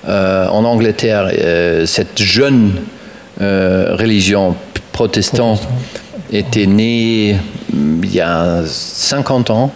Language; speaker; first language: French; non-native, fluent; German